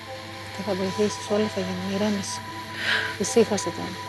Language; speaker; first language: Greek; native; Greek